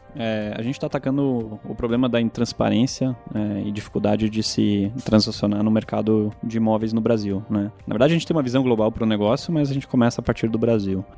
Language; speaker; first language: Portuguese; non-native, fluent; German